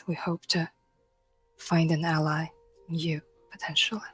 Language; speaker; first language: English; native; English